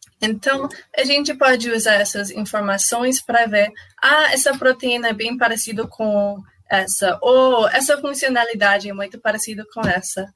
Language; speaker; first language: Portuguese; non-native, fluent; English